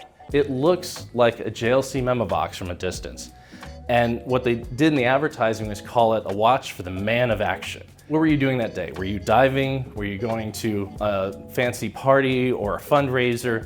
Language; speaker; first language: English; native; English